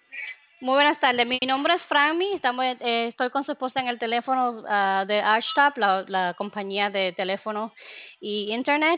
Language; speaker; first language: Spanish; early bilingual, other home language; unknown